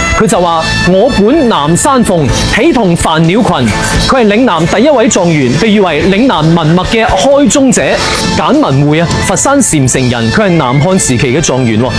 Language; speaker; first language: Cantonese; native; Cantonese